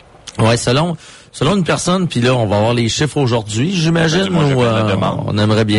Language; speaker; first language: French; native; French